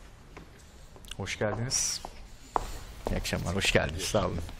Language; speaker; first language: Turkish; native; Turkish